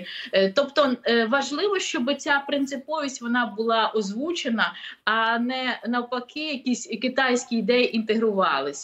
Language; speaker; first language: Ukrainian; native; Ukrainian